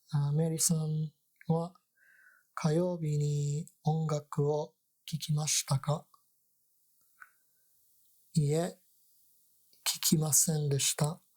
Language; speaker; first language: Japanese; non-native, learner; English